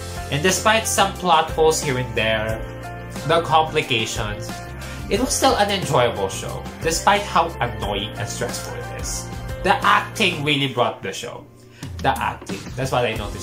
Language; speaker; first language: English; non-native, local second language; Filipino